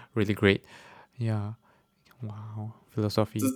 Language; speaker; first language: English; non-native, local second language; Chinese